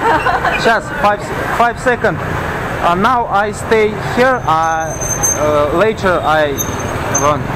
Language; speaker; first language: English; non-native, learner; Russian